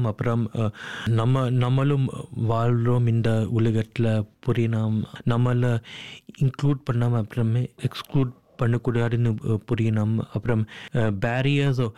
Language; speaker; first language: Tamil; early bilingual, heritage; Tamil